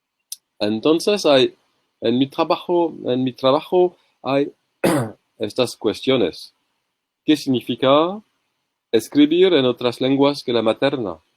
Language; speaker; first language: Spanish; non-native, learner; French